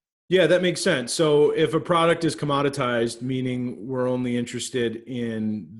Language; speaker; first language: English; native; English